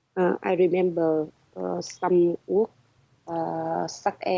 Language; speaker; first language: English; non-native, learner; Vietnamese